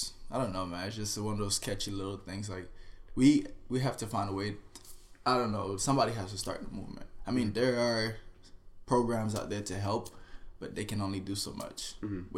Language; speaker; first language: English; non-native, fluent; Haitian Creole